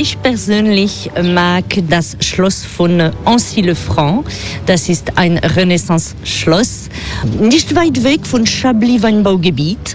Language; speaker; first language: German; non-native, fluent; French